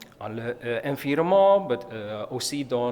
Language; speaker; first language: French; non-native, learner; Dutch